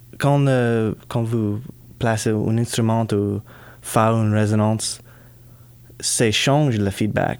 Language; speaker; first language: French; non-native, learner; English